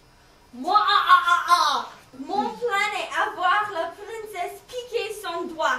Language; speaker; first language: French; non-native, learner; English